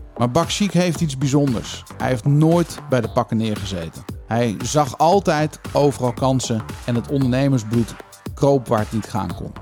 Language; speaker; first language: Dutch; native; Dutch